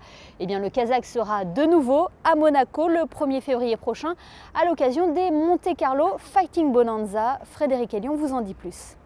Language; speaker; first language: French; native; French